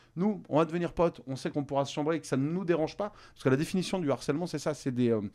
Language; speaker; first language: French; native; French